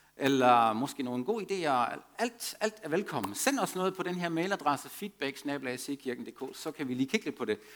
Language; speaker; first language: Danish; non-native, fluent; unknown